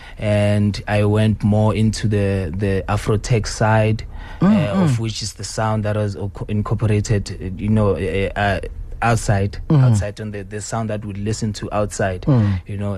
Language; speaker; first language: English; non-native, local second language; Zulu